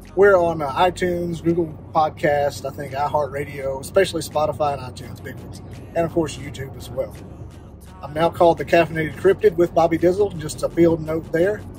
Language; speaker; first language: English; native; English